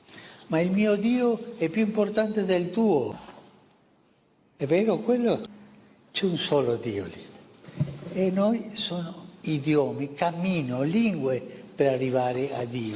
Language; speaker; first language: Italian; non-native, fluent; Spanish